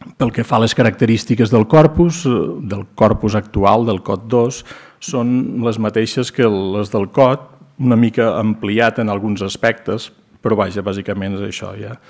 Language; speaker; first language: Catalan; native; Catalan